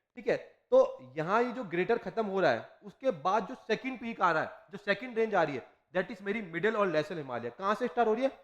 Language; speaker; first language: Hindi; native; Hindi